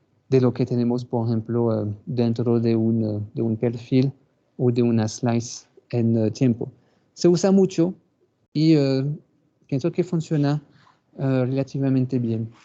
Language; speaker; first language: Spanish; non-native, fluent; French